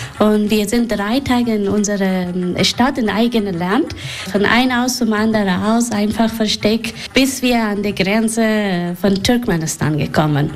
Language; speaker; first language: German; non-native, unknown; Persian